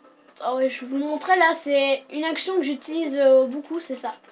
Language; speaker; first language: French; native; French